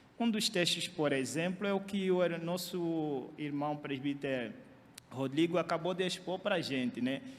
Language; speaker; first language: Portuguese; native; Portuguese